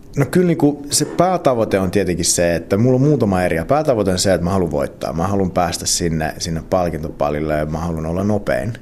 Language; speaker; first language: Finnish; non-native, local second language; Swedish